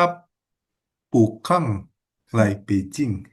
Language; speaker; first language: Chinese; non-native, learner; Indonesian